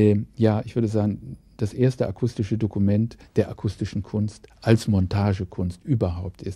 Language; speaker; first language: German; native; German